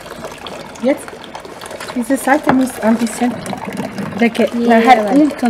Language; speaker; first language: German; non-native, learner; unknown